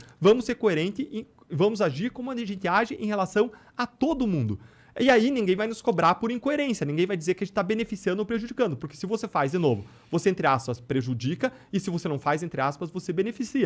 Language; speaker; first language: Portuguese; native; Portuguese